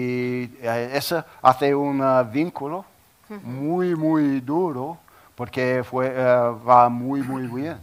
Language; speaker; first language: Spanish; non-native, learner; English